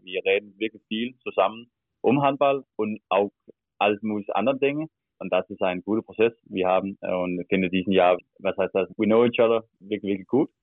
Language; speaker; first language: German; non-native, learner; Danish